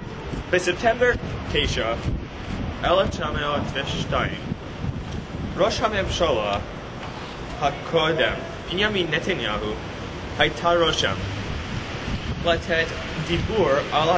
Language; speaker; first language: Hebrew; non-native, learner; English